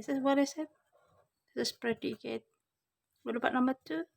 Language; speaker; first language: English; non-native, fluent; Indonesian